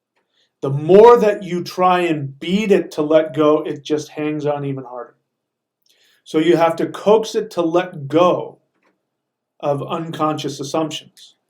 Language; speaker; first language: English; native; English